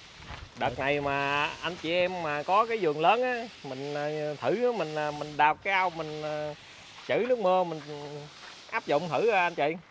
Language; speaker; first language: Vietnamese; native; Vietnamese